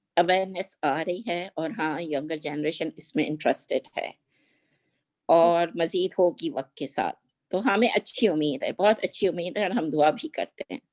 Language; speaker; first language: Urdu; native; Urdu